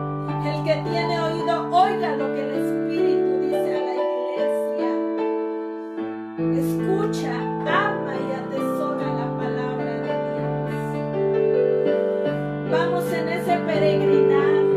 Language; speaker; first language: Spanish; native; Spanish